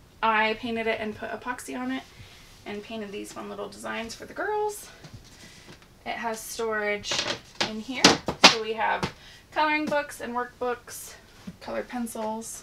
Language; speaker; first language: English; native; English